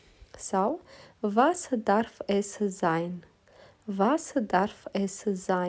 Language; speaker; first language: German; non-native, fluent; Romanian